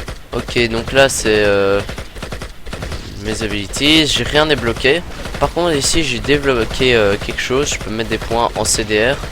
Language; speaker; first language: French; native; French